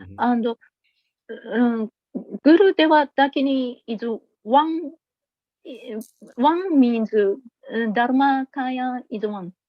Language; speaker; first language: English; non-native, learner; Japanese